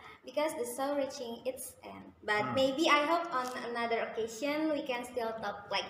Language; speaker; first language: English; non-native, learner; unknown